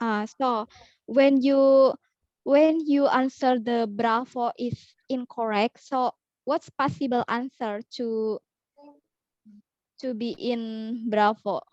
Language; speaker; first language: English; non-native, learner; Indonesian